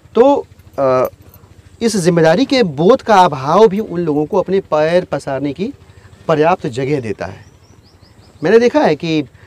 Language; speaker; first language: Hindi; native; Hindi